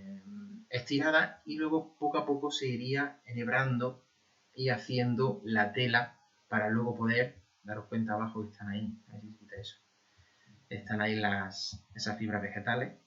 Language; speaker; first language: Spanish; native; Spanish